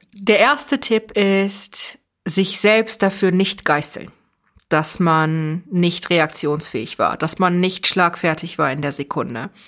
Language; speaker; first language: German; early bilingual, other home language; Persian